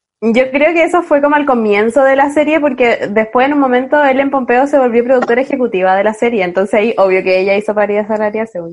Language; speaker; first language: Spanish; native; Spanish